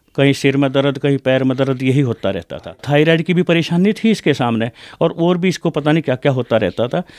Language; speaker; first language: Hindi; native; Hindi